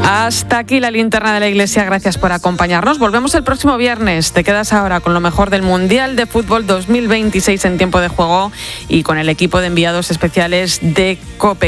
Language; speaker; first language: Spanish; native; Spanish